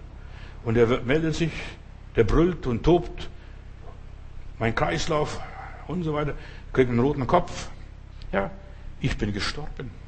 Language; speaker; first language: German; non-native, fluent; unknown